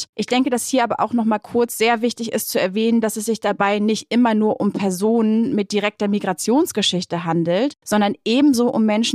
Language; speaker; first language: German; native; German